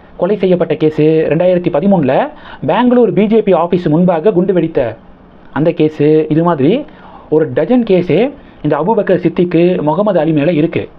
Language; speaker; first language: Tamil; native; Tamil